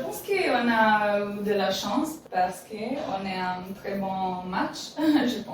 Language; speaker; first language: French; non-native, learner; Italian